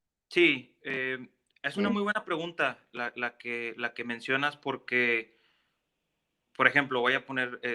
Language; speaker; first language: Spanish; native; Spanish